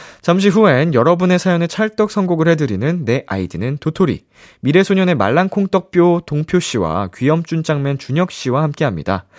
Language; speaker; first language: Korean; native; Korean